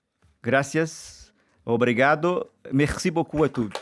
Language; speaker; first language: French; non-native, learner; Portuguese